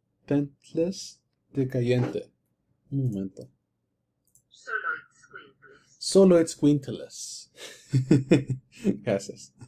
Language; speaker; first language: Spanish; non-native, learner; English